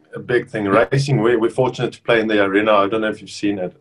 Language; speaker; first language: English; non-native, local second language; Afrikaans